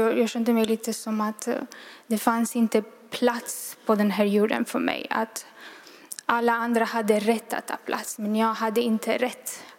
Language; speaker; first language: Swedish; non-native, fluent; Romanian